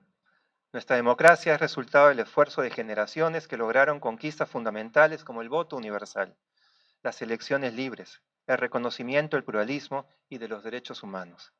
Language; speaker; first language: Spanish; native; Spanish